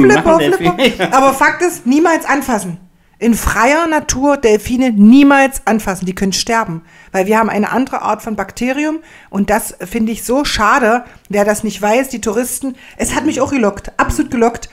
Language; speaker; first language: German; native; German